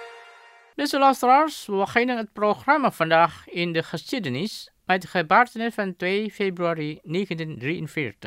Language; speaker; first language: Dutch; non-native, fluent; Indonesian